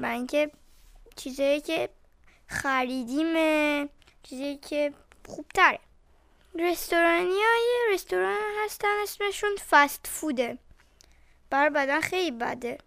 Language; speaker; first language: Persian; early bilingual, heritage; Persian